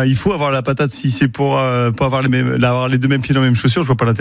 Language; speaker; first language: French; native; French